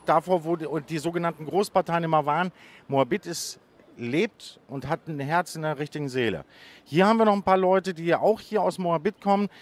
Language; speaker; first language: German; early bilingual, other home language; Greek